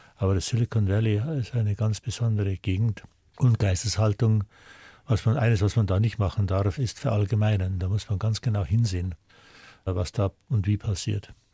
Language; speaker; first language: German; native; German